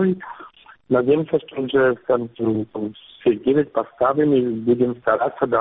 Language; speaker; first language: Russian; non-native, fluent; Czech